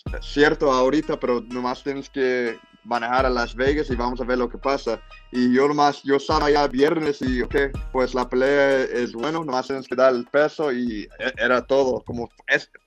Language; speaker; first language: Spanish; early bilingual, heritage; English